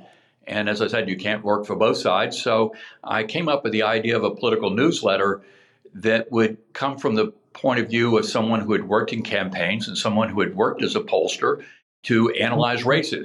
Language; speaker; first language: English; native; English